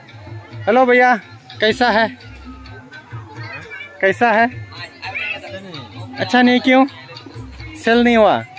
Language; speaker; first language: Hindi; non-native, local second language; Bodo